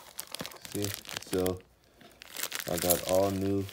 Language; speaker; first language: English; native; English